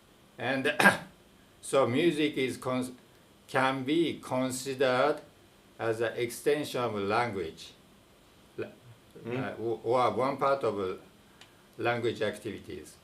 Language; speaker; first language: English; non-native, fluent; Japanese